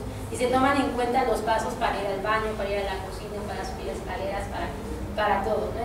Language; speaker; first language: Spanish; native; Spanish